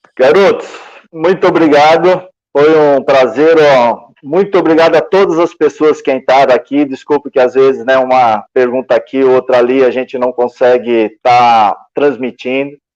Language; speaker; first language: Portuguese; native; Portuguese